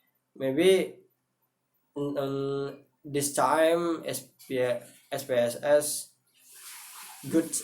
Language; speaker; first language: English; non-native, learner; Indonesian